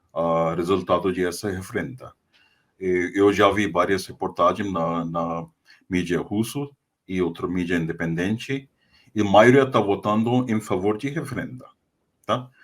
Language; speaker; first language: Portuguese; non-native, fluent; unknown